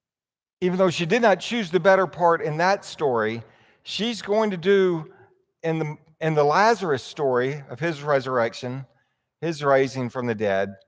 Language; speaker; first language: English; native; English